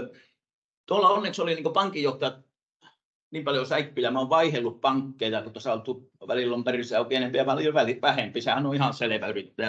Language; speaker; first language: Finnish; native; Finnish